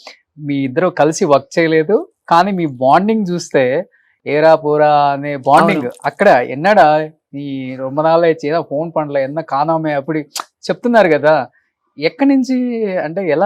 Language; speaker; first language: Telugu; native; Telugu